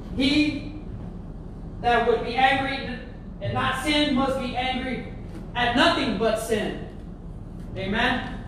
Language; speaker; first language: English; early bilingual, other home language; Spanish